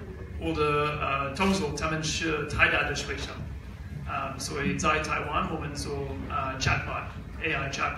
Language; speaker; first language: Chinese; non-native, learner; English